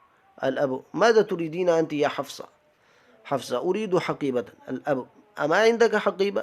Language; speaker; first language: Arabic; non-native, fluent; Urdu